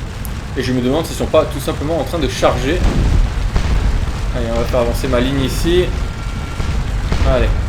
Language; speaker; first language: French; native; French